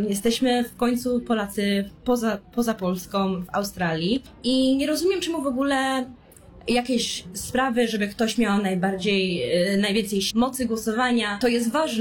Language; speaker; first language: Polish; early bilingual, heritage; Polish